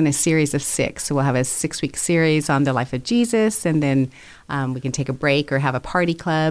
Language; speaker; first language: English; native; English